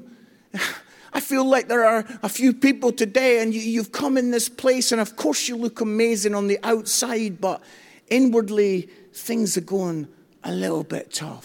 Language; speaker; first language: English; native; English